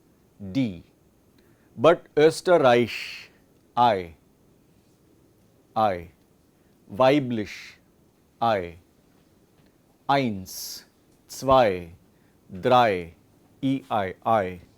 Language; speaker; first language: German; non-native, fluent; Marathi